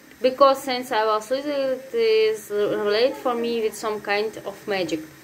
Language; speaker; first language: English; non-native, learner; Russian